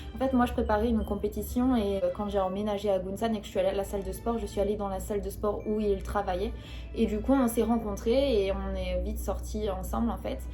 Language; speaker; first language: French; native; French